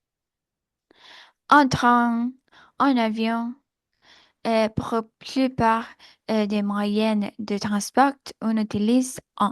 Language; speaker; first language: French; non-native, learner; Spanish